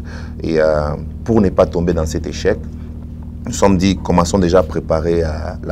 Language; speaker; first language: French; non-native, local second language; Swahili